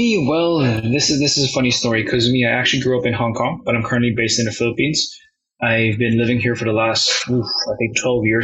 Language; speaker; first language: English; non-native, local second language; Cantonese